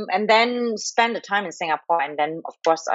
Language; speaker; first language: English; non-native, local second language; Cantonese